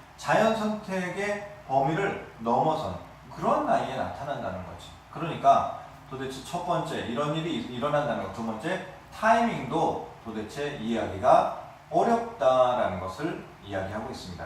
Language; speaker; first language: Korean; native; Korean